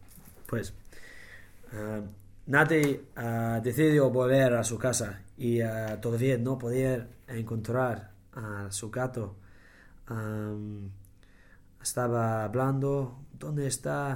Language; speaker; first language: Spanish; non-native, learner; English